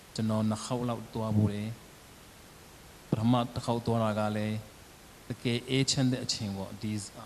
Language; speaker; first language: Burmese; non-native, local second language; Tedim Chin